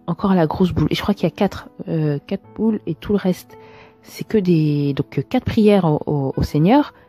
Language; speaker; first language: French; early bilingual, other home language; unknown